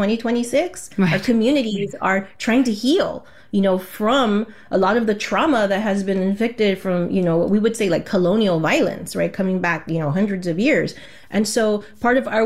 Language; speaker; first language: English; native; English